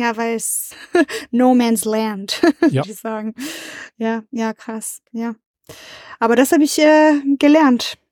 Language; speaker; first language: German; non-native, learner; French